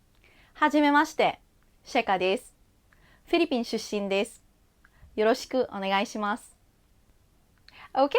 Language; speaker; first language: Japanese; non-native, fluent; Filipino